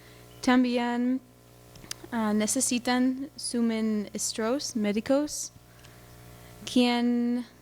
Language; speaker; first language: Spanish; non-native, learner; English